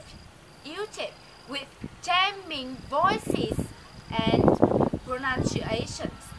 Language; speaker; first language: English; non-native, learner; Vietnamese